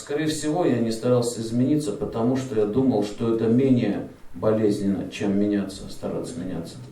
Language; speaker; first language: Russian; native; Russian